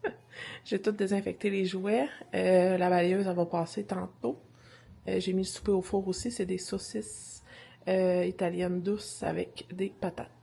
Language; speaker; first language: French; native; French